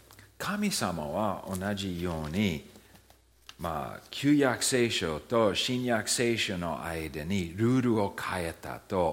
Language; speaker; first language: Japanese; early bilingual, heritage; Japanese